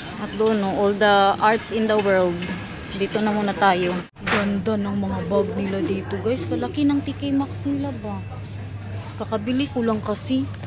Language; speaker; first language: Filipino; non-native, local second language; Cebuano